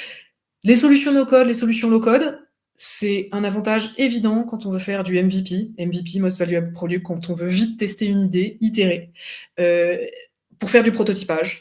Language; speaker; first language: French; native; French